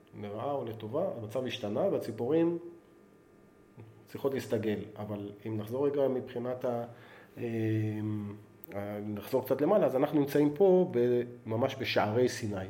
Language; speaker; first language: Hebrew; native; Hebrew